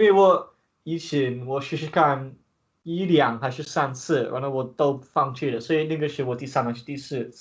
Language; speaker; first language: Chinese; non-native, learner; English